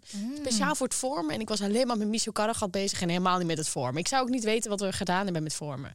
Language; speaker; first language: Dutch; native; Dutch